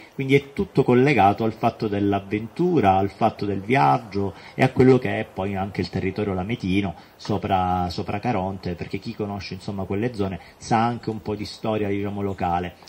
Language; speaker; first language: Italian; native; Italian